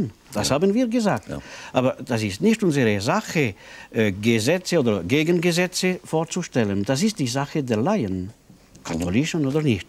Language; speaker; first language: German; non-native, local second language; French